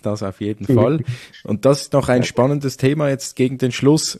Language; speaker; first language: German; native; German